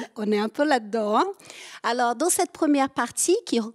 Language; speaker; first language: French; native; French